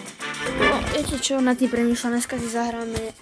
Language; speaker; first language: Slovak; native; Slovak